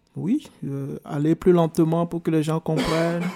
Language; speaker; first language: French; non-native, local second language; Ewe